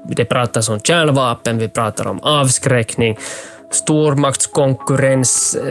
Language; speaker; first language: Swedish; native; Swedish